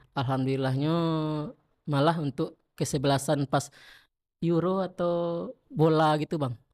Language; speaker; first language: Indonesian; non-native, local second language; Minangkabau